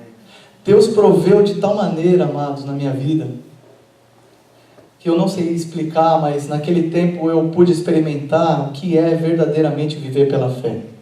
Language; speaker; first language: Portuguese; native; Portuguese